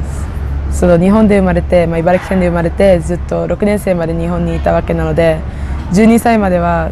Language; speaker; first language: Japanese; early bilingual, other home language; English